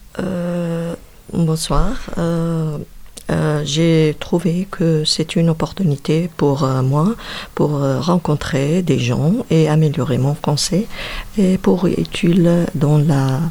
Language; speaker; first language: French; non-native, learner; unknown